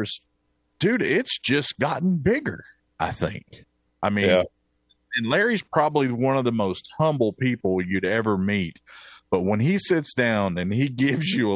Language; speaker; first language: English; native; English